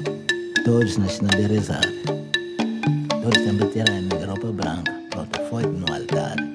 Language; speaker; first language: Portuguese; non-native, local second language; Kongo